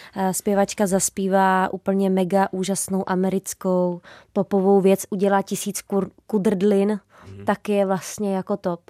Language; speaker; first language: Czech; native; Czech